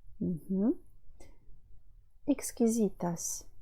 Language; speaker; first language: Spanish; non-native, fluent; Ukrainian